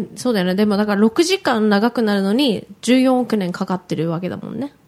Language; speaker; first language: Japanese; early bilingual, heritage; Japanese